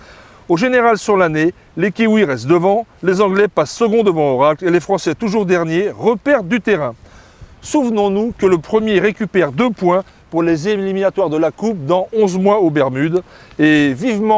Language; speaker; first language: French; native; French